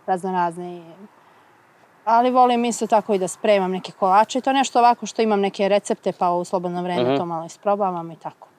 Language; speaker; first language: Serbian; native; Serbian